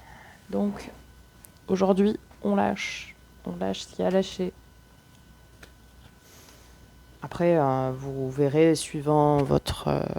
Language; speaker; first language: French; native; French